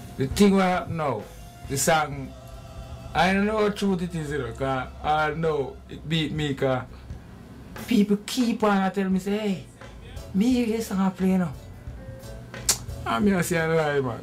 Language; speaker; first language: English; non-native, local second language; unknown